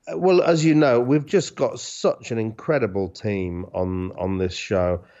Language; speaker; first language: English; native; English